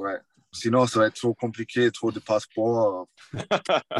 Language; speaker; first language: French; non-native, fluent; English